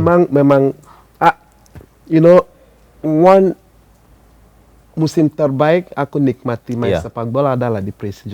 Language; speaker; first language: Indonesian; non-native, fluent; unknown